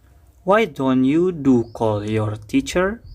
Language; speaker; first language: English; non-native, fluent; Indonesian